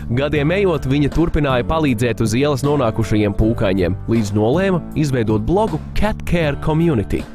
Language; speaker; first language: Latvian; native; Latvian